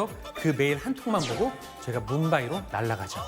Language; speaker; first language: Korean; native; Korean